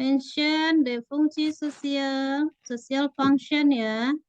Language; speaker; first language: English; non-native, fluent; Indonesian